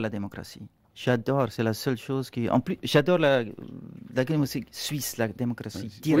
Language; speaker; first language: French; non-native, local second language; Swiss German